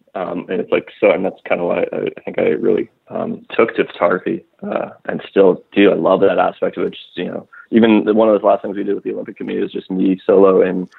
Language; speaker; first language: English; native; English